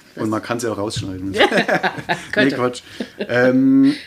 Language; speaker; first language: German; native; German